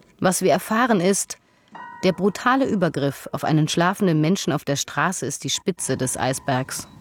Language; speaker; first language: German; native; German